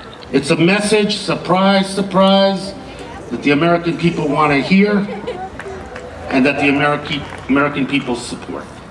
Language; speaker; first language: English; early bilingual, other home language; Spanish